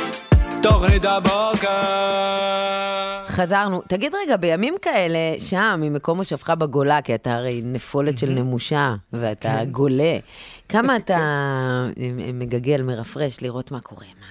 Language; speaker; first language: Hebrew; native; Hebrew